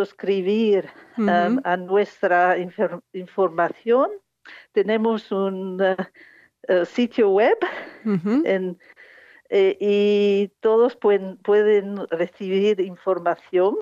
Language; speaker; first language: Spanish; non-native, fluent; English